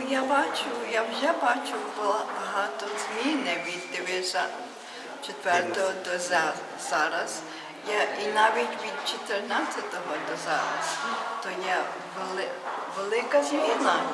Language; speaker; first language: Ukrainian; early bilingual, heritage; English